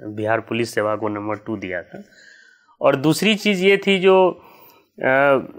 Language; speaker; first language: Hindi; native; Hindi